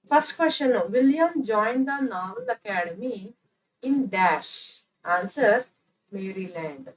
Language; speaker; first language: English; non-native, local second language; Kannada